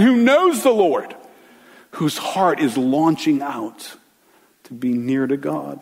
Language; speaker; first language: English; native; English